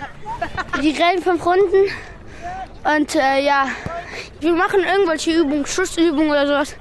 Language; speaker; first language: German; early bilingual, other home language; Pashto